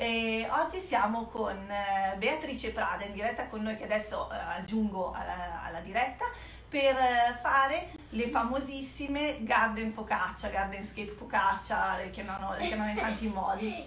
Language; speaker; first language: Italian; native; Italian